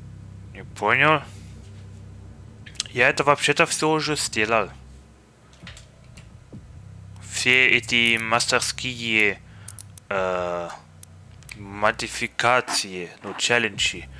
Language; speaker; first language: Russian; early bilingual, heritage; Russian